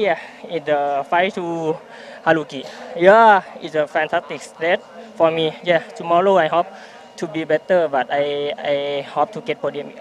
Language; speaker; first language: English; non-native, learner; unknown